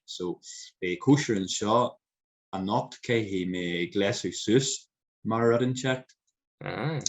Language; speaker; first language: Irish; non-native, local second language; English